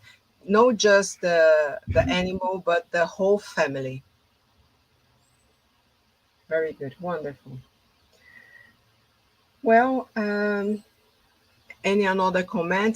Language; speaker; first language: English; non-native, fluent; Portuguese